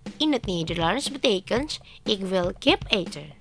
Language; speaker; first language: Dutch; non-native, fluent; Indonesian